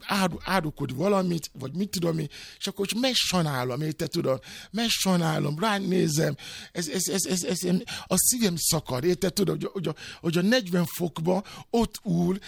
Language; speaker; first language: Hungarian; non-native, fluent; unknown